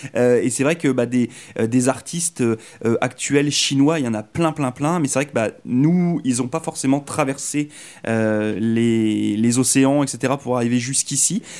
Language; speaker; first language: French; native; French